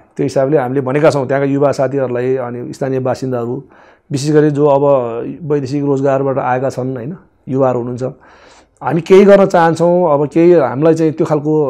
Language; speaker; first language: Nepali; non-native, local second language; Gurung